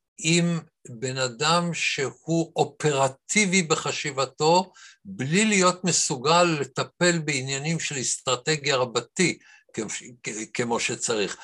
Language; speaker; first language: Hebrew; native; Hebrew